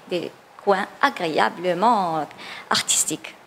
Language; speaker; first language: French; non-native, learner; Chinese